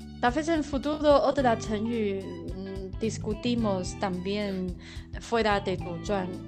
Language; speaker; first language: Spanish; non-native, learner; Chinese